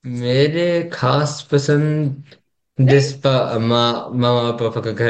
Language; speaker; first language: Hindi; early bilingual, heritage; English